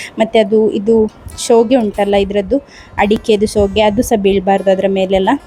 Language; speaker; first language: Kannada; native; Kannada